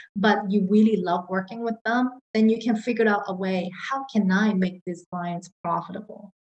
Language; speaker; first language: English; non-native, local second language; Cantonese